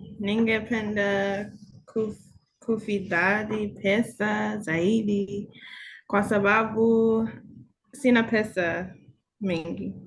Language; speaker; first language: Swahili; non-native, learner; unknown